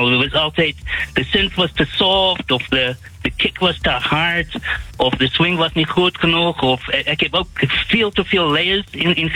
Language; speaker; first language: Dutch; non-native, fluent; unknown